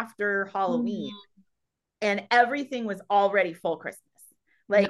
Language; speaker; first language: English; native; English